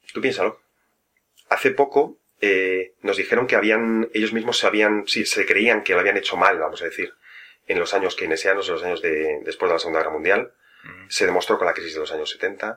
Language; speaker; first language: Spanish; native; Spanish